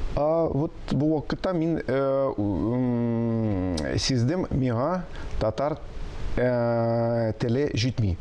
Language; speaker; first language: Tatar; non-native, local second language; Russian